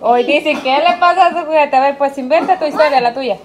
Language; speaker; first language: Spanish; native; Spanish